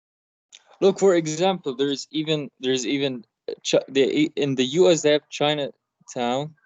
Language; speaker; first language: English; non-native, fluent; Arabic